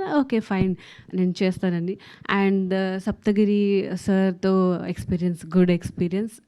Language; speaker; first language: Telugu; non-native, fluent; Hindi